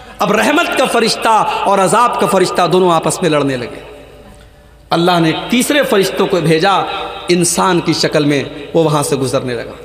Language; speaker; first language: Urdu; native; Urdu